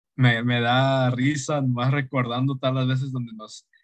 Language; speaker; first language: Spanish; early bilingual, heritage; Spanish